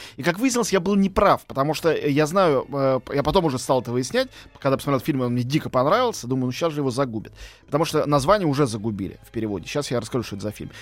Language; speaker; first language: Russian; native; Russian